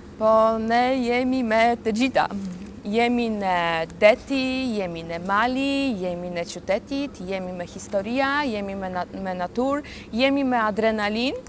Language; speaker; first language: Albanian; non-native, learner; Polish